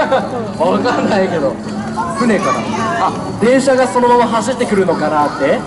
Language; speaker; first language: Japanese; native; Japanese